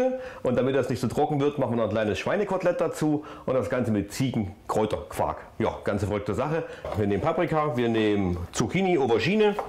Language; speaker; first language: German; native; German